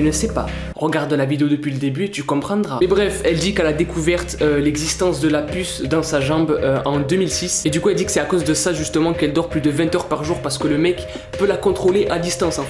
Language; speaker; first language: French; native; French